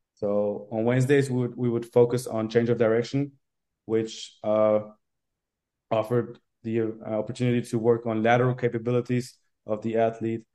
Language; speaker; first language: English; non-native, fluent; German